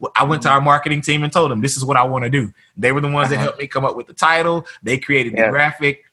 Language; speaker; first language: English; native; English